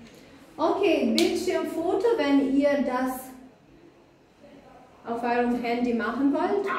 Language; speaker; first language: German; non-native, fluent; Albanian